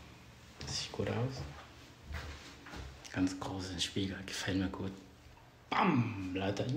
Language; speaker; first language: German; non-native, fluent; Vietnamese